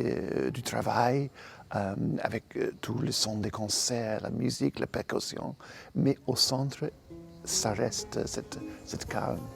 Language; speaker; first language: French; non-native, fluent; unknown